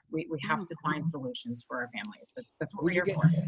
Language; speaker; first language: English; native; English